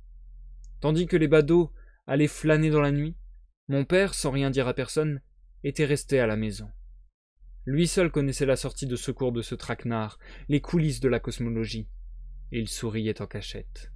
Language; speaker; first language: French; native; French